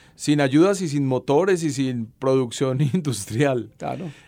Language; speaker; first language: Spanish; native; Spanish